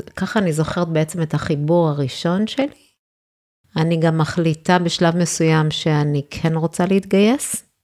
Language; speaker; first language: Hebrew; early bilingual, other home language; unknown